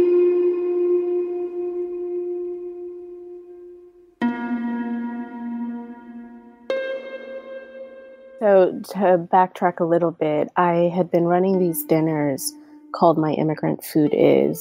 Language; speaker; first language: English; non-native, local second language; Yoruba